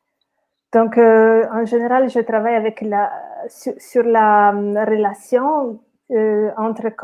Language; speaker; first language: French; non-native, fluent; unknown